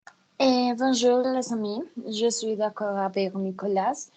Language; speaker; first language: French; non-native, learner; Spanish